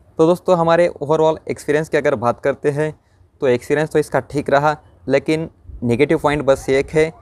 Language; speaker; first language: Hindi; non-native, local second language; Marathi